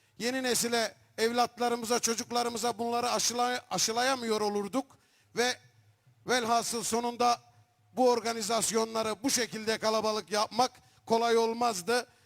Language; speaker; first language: Turkish; native; Turkish